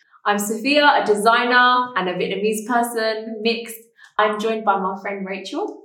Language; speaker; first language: English; native; English